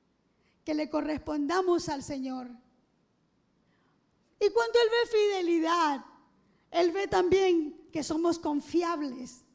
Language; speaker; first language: Spanish; native; Spanish